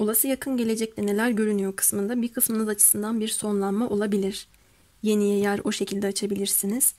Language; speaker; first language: Turkish; native; Turkish